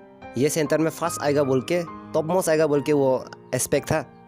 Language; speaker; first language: Hindi; non-native, local second language; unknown